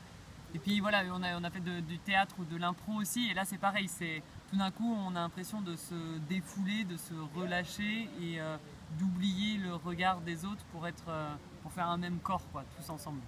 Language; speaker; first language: French; native; French